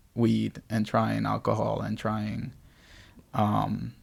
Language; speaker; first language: English; early bilingual, other home language; Spanish